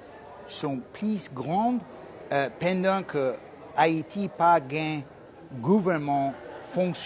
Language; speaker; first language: Haitian Creole; non-native, fluent; English